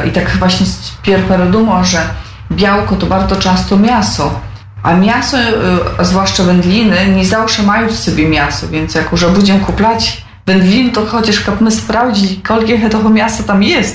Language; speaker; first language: Polish; non-native, local second language; Belarusian